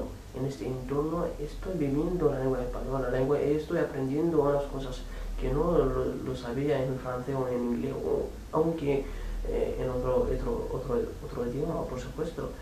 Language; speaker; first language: Spanish; non-native, learner; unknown